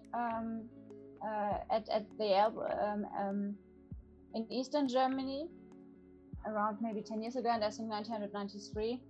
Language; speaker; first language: English; non-native, fluent; German